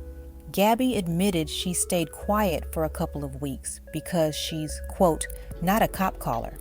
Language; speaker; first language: English; native; English